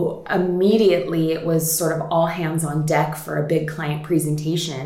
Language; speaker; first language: English; native; English